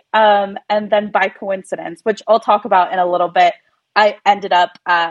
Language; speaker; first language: English; early bilingual, other home language; Spanish